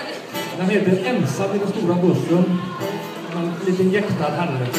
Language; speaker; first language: Swedish; native; Swedish